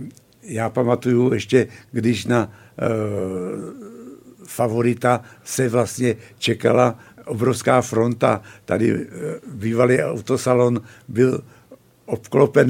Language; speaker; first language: Czech; native; Czech